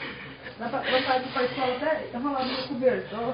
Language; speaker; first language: Portuguese; native; Portuguese